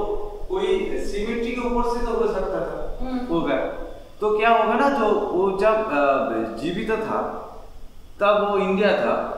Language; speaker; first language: Hindi; non-native, local second language; Bangla